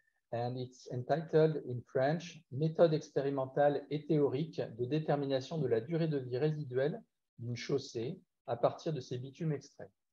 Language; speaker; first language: French; native; French